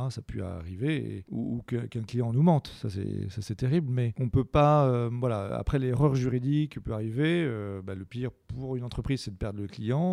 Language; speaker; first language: French; native; French